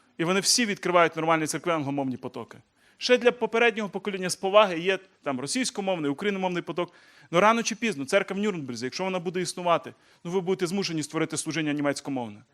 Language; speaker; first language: Ukrainian; native; Ukrainian